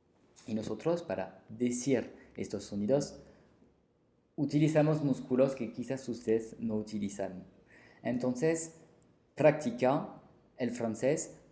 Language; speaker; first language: Spanish; non-native, fluent; French